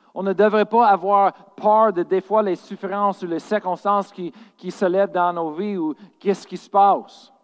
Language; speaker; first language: French; non-native, fluent; English